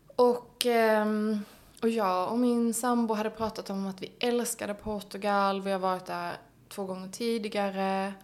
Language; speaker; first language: Swedish; native; Swedish